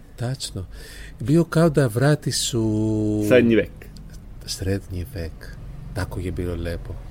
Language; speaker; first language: Serbian; non-native, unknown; Greek